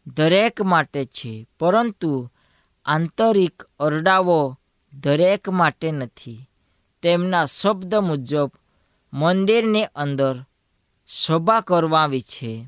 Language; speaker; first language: Gujarati; non-native, local second language; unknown